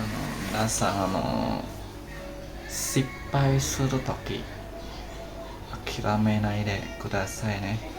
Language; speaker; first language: Japanese; non-native, learner; Indonesian